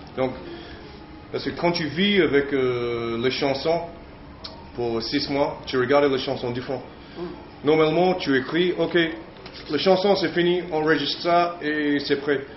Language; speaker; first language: French; non-native, learner; English